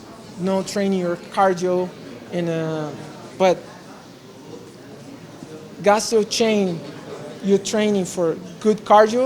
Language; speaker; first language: English; non-native, learner; Portuguese